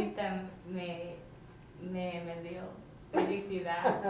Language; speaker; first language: Spanish; non-native, learner; English